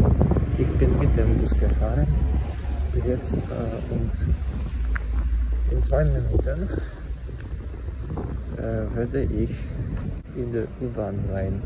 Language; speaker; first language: German; non-native, learner; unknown